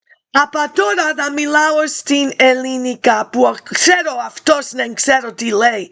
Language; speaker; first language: Greek; early bilingual, heritage; English